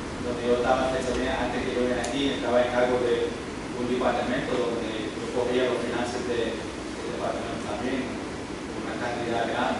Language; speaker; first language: Spanish; early bilingual, heritage; English